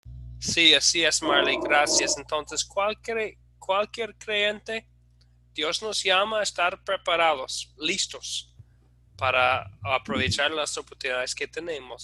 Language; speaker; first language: Spanish; non-native, fluent; English